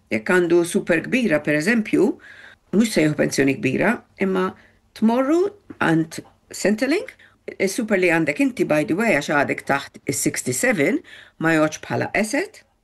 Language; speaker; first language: Maltese; early bilingual, heritage; Maltese